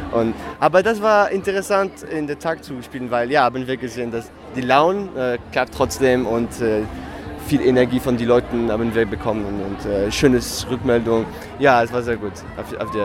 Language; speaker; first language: German; non-native, fluent; French